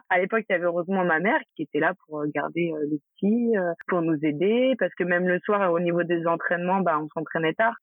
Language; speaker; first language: French; native; French